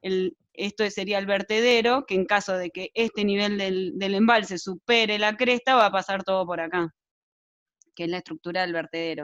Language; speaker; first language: Spanish; native; Spanish